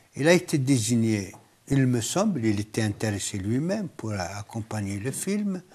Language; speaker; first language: French; non-native, local second language; Kabyle